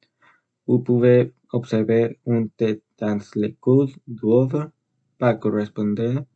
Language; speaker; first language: French; non-native, learner; Spanish